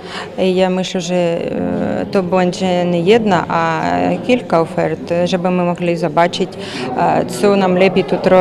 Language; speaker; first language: Polish; early bilingual, heritage; Russian